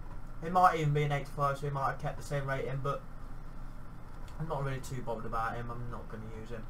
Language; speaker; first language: English; native; English